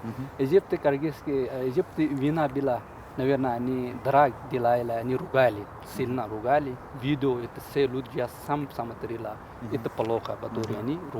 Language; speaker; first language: Russian; non-native, learner; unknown